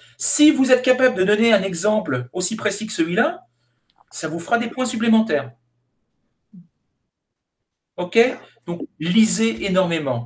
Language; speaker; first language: French; native; French